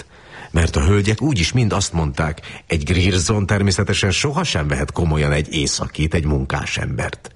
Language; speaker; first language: Hungarian; native; Hungarian